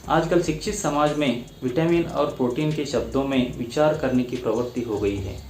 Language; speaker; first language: Hindi; non-native, local second language; Kannada